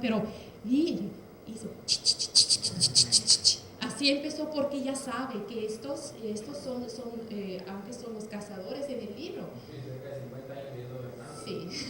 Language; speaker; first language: Spanish; non-native, fluent; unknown